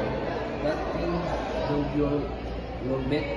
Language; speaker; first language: English; non-native, learner; Spanish